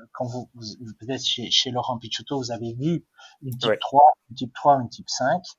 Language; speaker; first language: French; non-native, local second language; Dutch